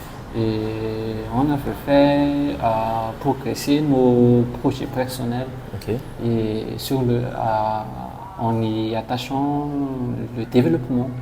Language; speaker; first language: French; non-native, local second language; Malagasy